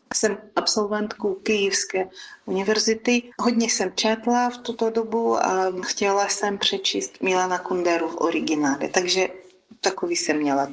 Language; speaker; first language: Czech; non-native, fluent; Ukrainian